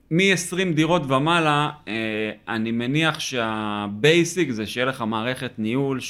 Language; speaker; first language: Hebrew; native; Hebrew